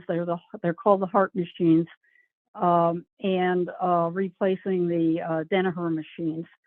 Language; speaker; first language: English; native; English